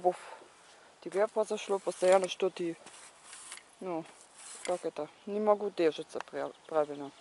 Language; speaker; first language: Russian; non-native, learner; German